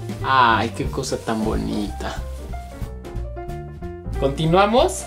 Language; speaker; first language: Spanish; native; Spanish